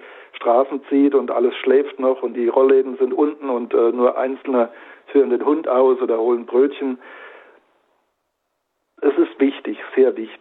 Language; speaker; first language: German; native; German